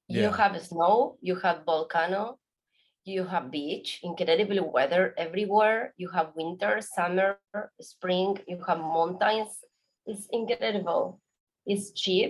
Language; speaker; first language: English; non-native, learner; Spanish